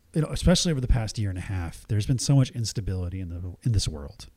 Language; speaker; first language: English; native; English